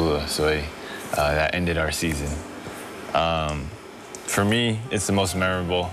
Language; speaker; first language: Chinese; early bilingual, heritage; English